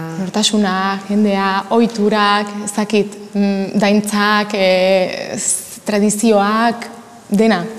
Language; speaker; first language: Basque; non-native, learner; Spanish